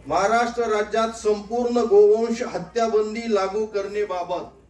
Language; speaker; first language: Hindi; non-native, local second language; Marathi